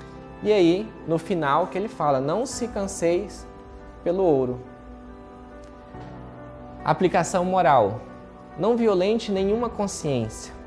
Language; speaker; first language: Portuguese; native; Portuguese